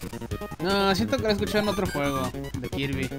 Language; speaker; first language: Spanish; native; Spanish